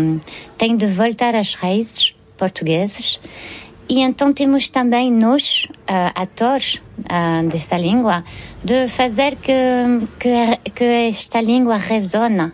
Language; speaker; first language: Portuguese; non-native, fluent; French